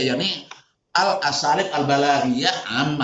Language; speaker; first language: Arabic; non-native, fluent; Indonesian